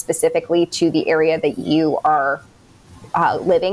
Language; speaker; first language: English; native; English